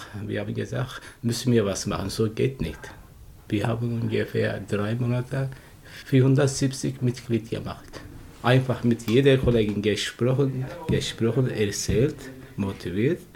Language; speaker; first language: German; non-native, learner; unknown